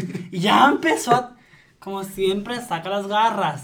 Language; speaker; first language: Spanish; early bilingual, heritage; Spanish